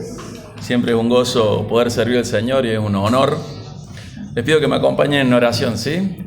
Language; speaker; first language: Spanish; native; Spanish